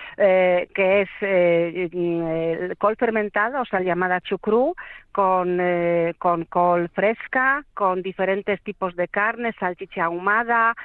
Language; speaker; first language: Spanish; non-native, fluent; Polish